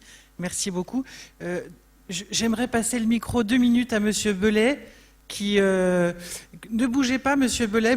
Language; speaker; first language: French; native; French